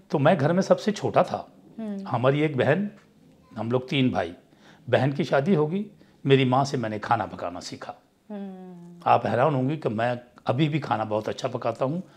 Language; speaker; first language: Urdu; non-native, local second language; Punjabi